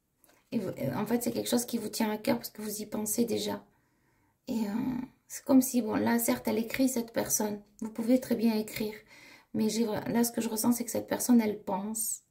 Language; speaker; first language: French; native; French